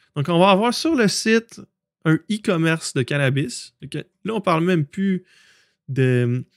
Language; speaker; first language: French; native; French